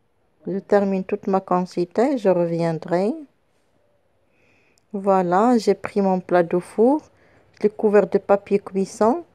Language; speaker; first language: French; non-native, local second language; Arabic